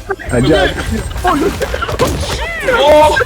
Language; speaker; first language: Korean; native; Korean